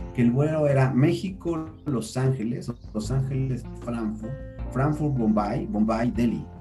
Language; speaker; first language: Spanish; native; Spanish